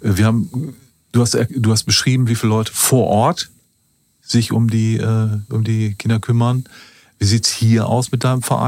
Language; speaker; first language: German; native; German